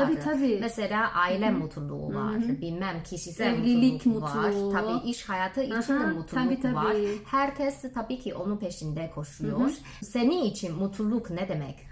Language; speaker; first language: Turkish; non-native, learner; Chinese